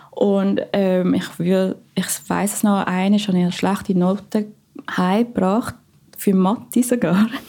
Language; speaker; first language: German; non-native, fluent; Filipino